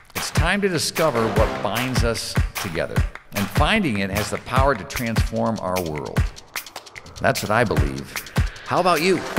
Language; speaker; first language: English; native; English